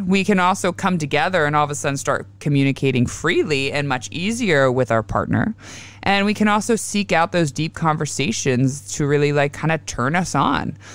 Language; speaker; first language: English; native; English